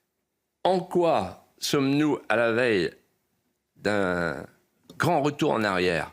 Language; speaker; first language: French; native; French